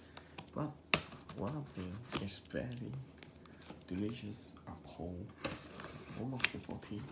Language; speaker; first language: English; non-native, learner; Korean